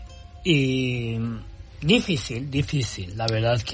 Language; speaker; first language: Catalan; non-native, learner; Persian